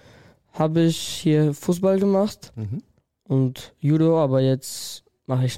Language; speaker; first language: German; non-native, learner; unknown